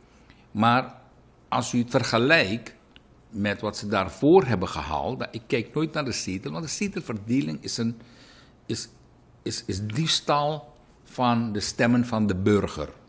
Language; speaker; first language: Dutch; native; Dutch